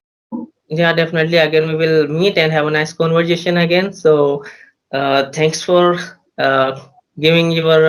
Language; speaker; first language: English; non-native, learner; Hindi